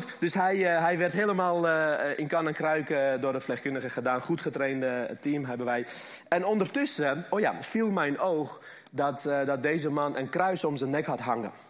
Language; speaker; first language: Dutch; early bilingual, other home language; Armenian